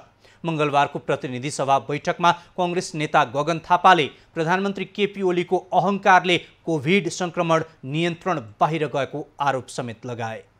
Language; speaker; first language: Nepali; native; Nepali